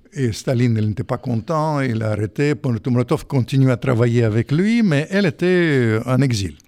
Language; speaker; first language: French; non-native, fluent; Russian